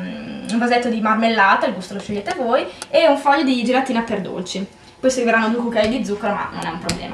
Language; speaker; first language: Italian; native; Italian